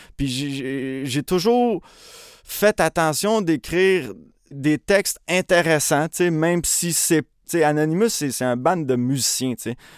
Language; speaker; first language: French; early bilingual, other home language; Spanish